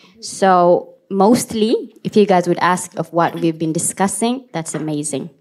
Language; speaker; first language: English; non-native, local second language; Tigrinya